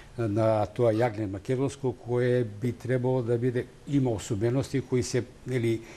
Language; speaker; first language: Macedonian; native; Macedonian